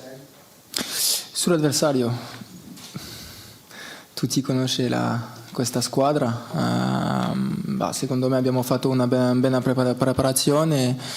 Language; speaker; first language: Italian; early bilingual, heritage; French